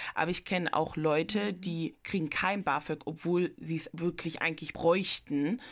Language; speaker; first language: German; early bilingual, other home language; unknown